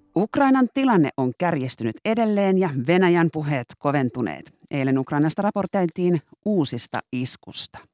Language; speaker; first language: Finnish; native; Finnish